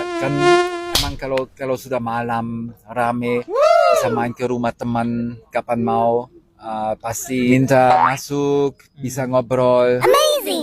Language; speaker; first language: Indonesian; non-native, fluent; German